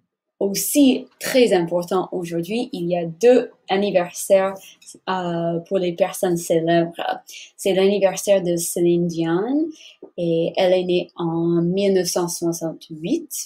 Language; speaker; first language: French; non-native, fluent; English